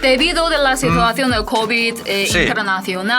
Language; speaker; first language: Spanish; non-native, fluent; Chinese